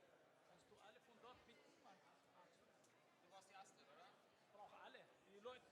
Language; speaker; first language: German; non-native, learner; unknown